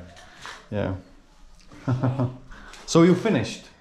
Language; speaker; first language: English; non-native, learner; Czech